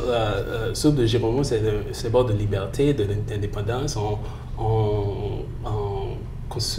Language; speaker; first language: French; early bilingual, heritage; French